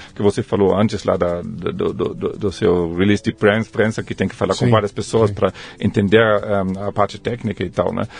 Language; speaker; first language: Portuguese; non-native, fluent; German